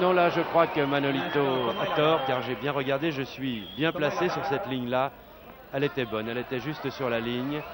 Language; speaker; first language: French; native; French